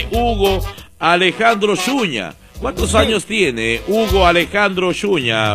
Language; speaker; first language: Spanish; native; Spanish